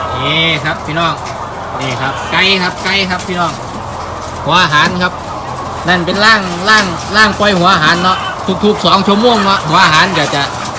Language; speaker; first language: Thai; native; Thai